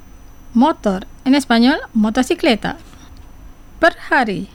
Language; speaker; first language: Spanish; non-native, fluent; Indonesian